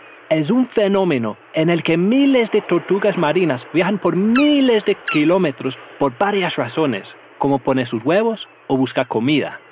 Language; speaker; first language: Spanish; native; Spanish